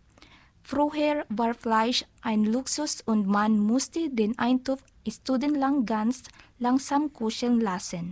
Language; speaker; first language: German; non-native, learner; Filipino